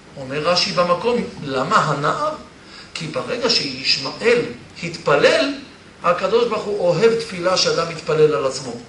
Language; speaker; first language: Hebrew; early bilingual, other home language; Polish